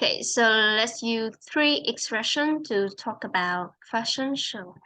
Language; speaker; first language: English; non-native, fluent; Vietnamese